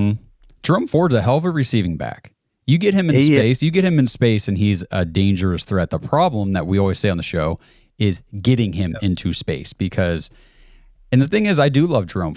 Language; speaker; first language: English; native; English